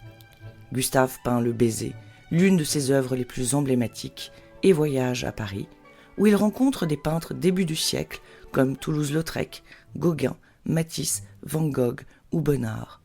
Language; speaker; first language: French; native; French